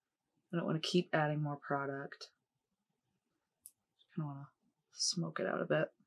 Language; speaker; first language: English; native; English